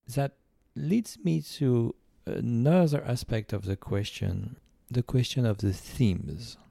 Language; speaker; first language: English; non-native, fluent; French